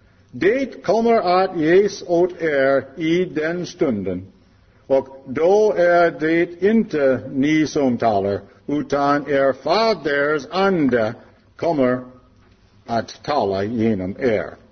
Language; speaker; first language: Swedish; non-native, learner; English